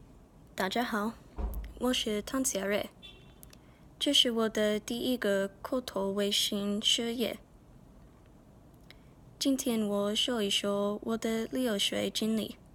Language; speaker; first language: Chinese; non-native, learner; English